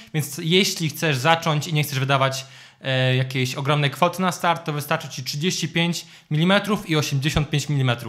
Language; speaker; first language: Polish; native; Polish